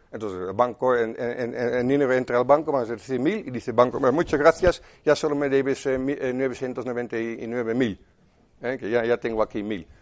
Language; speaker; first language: Spanish; non-native, fluent; Dutch